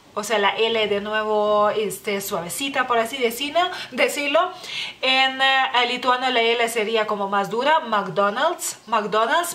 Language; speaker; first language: Spanish; non-native, fluent; Lithuanian